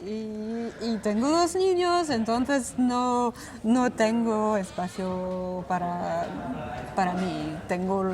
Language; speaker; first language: Spanish; non-native, fluent; French